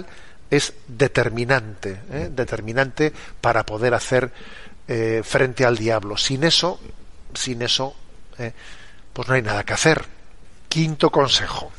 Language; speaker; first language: Spanish; native; Spanish